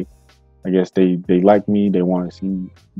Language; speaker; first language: English; non-native, fluent; Bulgarian